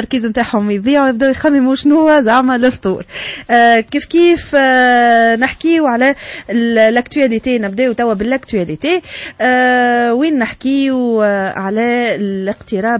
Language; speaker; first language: Arabic; native; Arabic